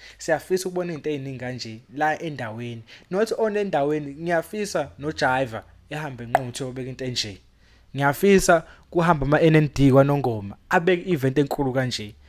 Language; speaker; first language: Zulu; native; Zulu